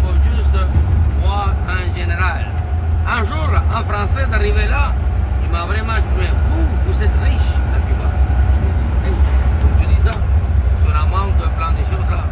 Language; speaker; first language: French; native; French